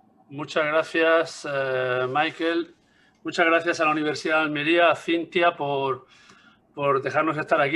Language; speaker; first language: Spanish; native; Spanish